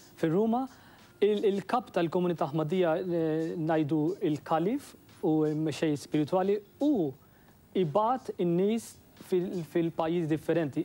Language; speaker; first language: Maltese; non-native, fluent; Urdu